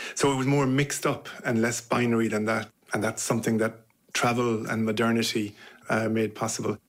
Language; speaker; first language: English; native; English